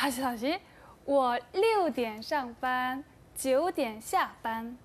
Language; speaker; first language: Chinese; non-native, learner; Korean